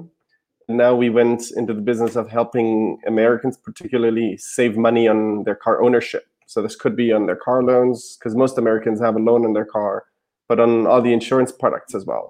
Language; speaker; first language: English; non-native, fluent; German